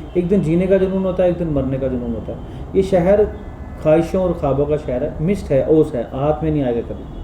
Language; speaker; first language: Hindi; non-native, local second language; Punjabi